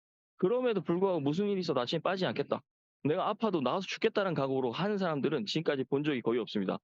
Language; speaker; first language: Korean; native; Korean